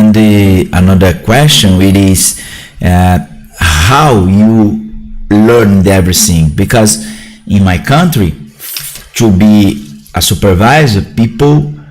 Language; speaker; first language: English; non-native, learner; Portuguese